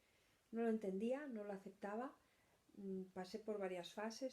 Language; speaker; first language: Spanish; native; Spanish